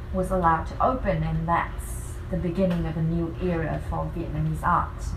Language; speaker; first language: English; non-native, fluent; Vietnamese